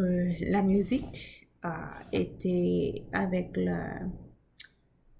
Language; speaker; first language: French; non-native, learner; English